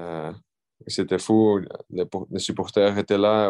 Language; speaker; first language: French; non-native, local second language; Dutch